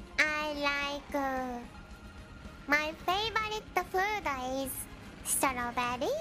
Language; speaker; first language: English; non-native, learner; Japanese